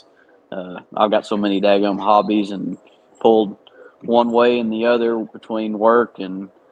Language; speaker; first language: English; native; English